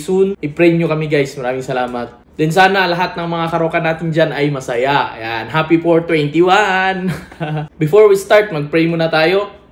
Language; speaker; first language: Filipino; non-native, local second language; Cebuano